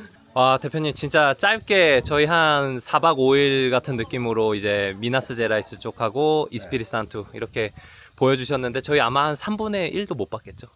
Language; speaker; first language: Korean; native; Korean